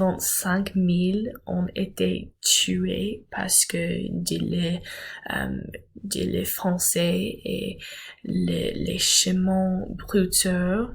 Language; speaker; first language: French; non-native, learner; English